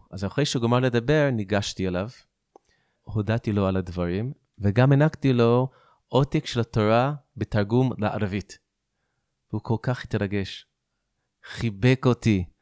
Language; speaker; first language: Hebrew; non-native, fluent; English